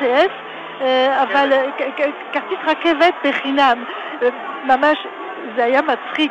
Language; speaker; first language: Hebrew; non-native, fluent; French